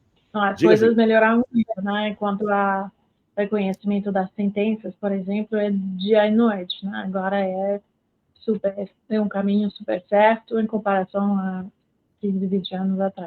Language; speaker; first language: Portuguese; non-native, fluent; French